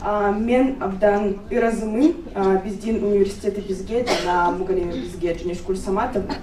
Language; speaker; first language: Kyrgyz; non-native, learner; Russian